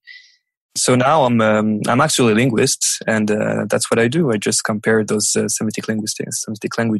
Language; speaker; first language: English; non-native, fluent; French